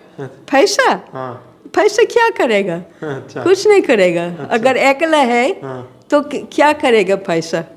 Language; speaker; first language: Hindi; non-native, fluent; English